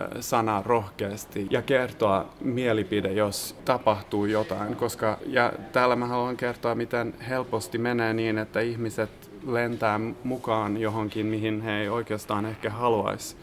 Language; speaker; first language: Finnish; non-native, fluent; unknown